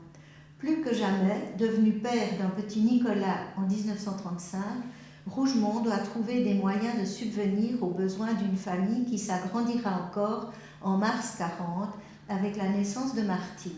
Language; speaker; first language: French; native; French